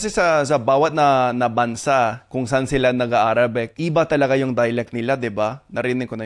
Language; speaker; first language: Filipino; non-native, fluent; English